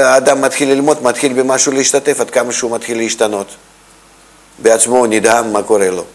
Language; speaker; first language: Hebrew; non-native, fluent; Russian